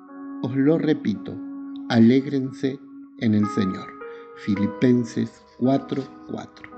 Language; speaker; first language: Spanish; native; Spanish